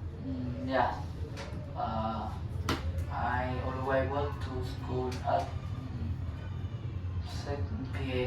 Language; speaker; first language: English; non-native, learner; Vietnamese